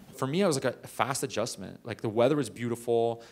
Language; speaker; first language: English; native; English